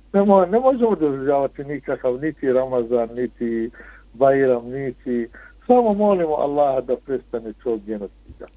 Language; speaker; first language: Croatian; non-native, fluent; Arabic